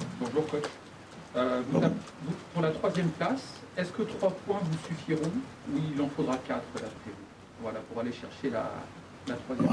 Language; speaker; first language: French; native; French